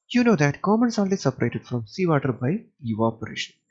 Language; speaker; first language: English; non-native, local second language; Malayalam